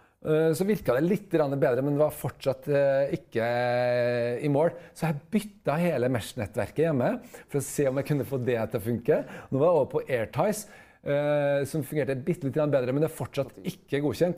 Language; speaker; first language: Norwegian; native; Norwegian